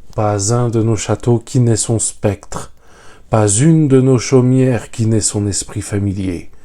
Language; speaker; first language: French; native; French